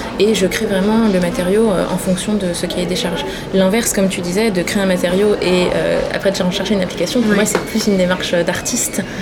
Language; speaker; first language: French; native; French